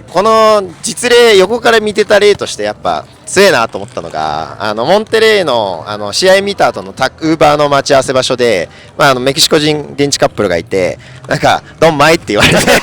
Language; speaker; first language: Japanese; native; Japanese